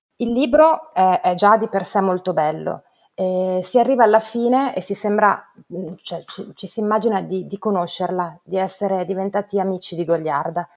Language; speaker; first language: Italian; native; Italian